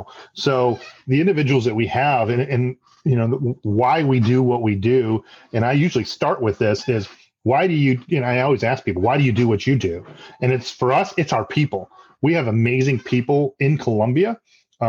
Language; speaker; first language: English; native; English